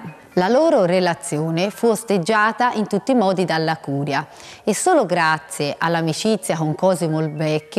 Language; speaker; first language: Italian; native; Italian